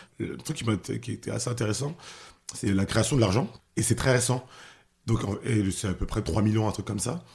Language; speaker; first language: French; early bilingual, other home language; Haitian Creole